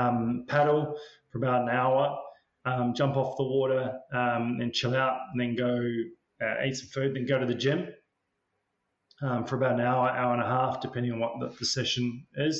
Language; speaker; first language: English; native; English